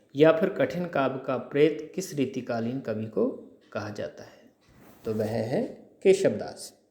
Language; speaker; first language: Hindi; native; Hindi